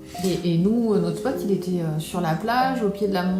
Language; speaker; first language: French; native; French